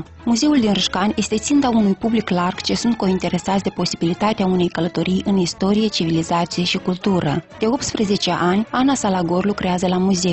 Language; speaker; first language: Romanian; native; Romanian